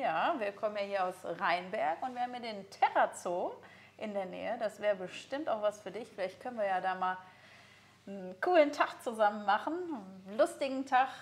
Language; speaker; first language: German; native; German